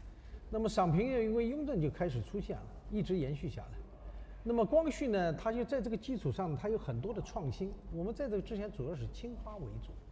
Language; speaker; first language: Chinese; native; Chinese